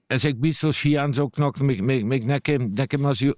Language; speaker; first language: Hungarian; early bilingual, heritage; Hungarian